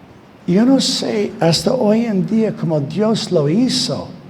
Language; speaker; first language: Spanish; non-native, fluent; English